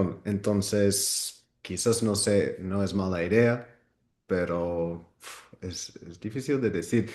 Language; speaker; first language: Spanish; non-native, fluent; Dutch